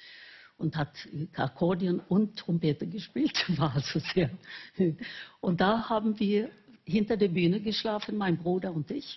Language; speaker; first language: German; non-native, fluent; Norwegian